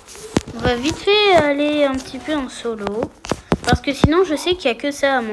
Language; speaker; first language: French; native; French